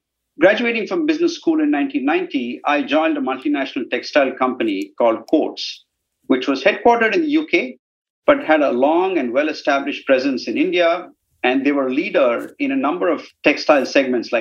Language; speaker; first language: English; non-native, local second language; Tamil